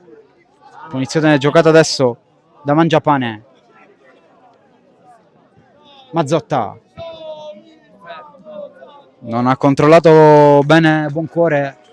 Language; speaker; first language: Italian; native; Italian